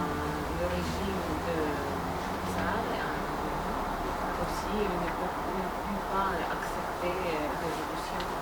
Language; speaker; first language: French; non-native, learner; Russian